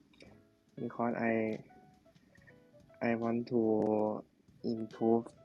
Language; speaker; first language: English; non-native, learner; Thai